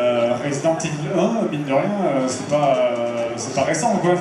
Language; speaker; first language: French; native; French